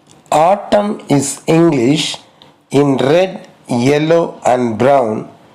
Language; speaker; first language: English; non-native, local second language; Tamil